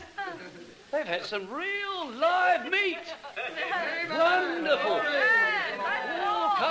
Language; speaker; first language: English; native; English